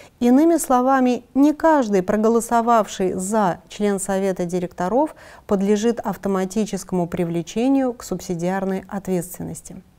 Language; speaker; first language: Russian; native; Russian